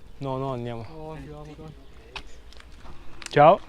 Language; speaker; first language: Italian; non-native, learner; Turkish